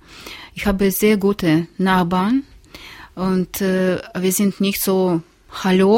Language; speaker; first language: German; non-native, learner; Russian